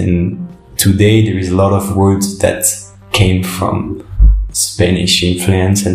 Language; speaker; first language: English; non-native, fluent; French